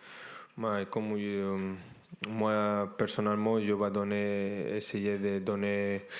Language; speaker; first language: French; non-native, fluent; Spanish